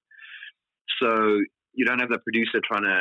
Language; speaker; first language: English; native; English